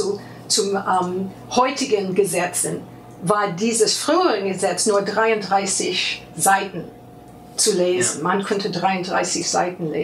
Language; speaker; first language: German; non-native, fluent; English